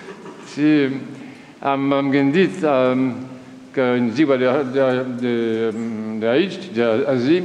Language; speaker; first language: Romanian; non-native, learner; French